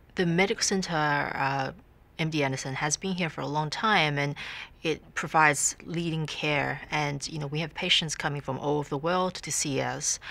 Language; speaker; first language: English; native; English